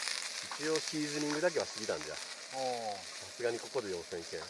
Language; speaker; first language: Japanese; native; Japanese